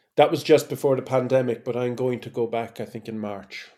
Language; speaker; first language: English; native; English